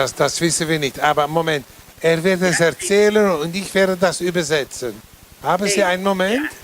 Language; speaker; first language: German; non-native, fluent; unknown